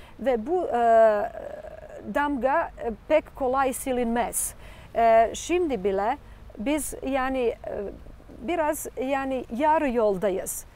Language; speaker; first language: Turkish; non-native, fluent; Serbian